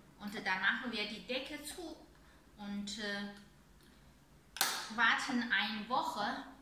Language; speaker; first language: German; non-native, learner; Chinese